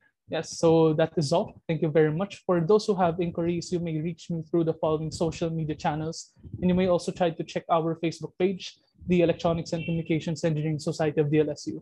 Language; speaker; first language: English; non-native, local second language; Filipino